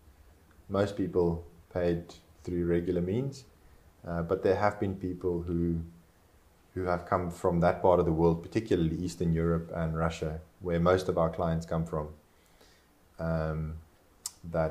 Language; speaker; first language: English; non-native, local second language; Afrikaans